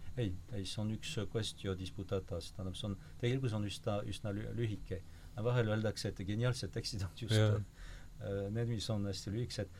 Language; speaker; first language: Estonian; non-native, fluent; French